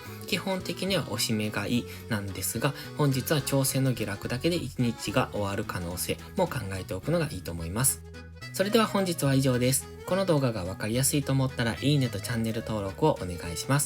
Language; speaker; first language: Japanese; native; Japanese